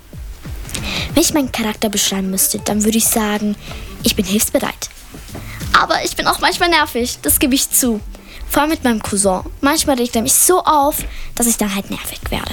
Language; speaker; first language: German; early bilingual, other home language; Italian